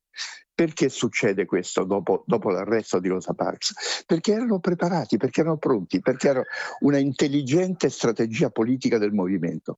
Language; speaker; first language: Italian; native; Italian